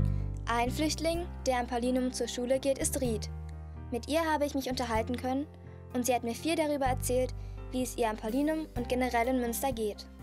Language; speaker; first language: German; native; German